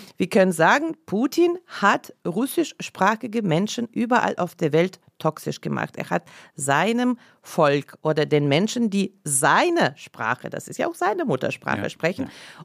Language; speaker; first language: German; non-native, fluent; Russian